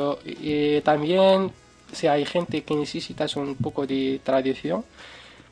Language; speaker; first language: Spanish; non-native, learner; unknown